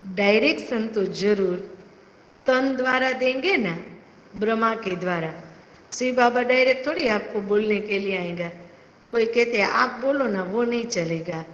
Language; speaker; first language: Hindi; non-native, local second language; Gujarati